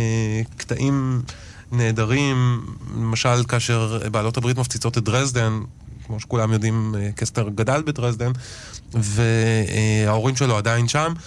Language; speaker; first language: Hebrew; native; Hebrew